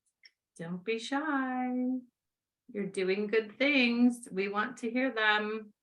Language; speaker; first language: English; native; English